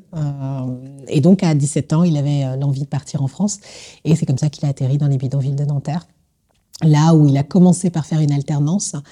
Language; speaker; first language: French; native; French